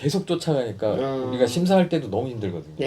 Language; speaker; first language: Korean; native; Korean